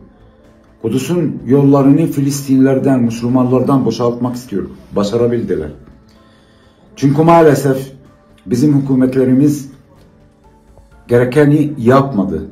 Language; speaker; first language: Turkish; non-native, fluent; Arabic